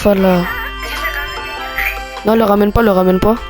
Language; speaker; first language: French; native; French